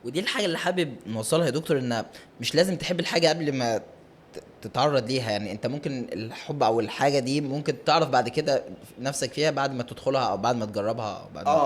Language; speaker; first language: Arabic; native; Arabic